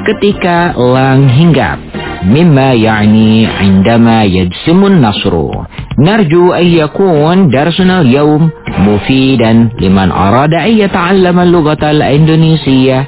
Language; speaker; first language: Arabic; non-native, fluent; Indonesian